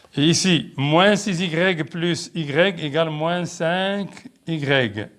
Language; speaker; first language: French; non-native, local second language; Arabic